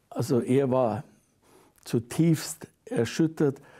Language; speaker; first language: German; native; German